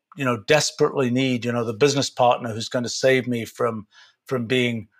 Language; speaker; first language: English; native; English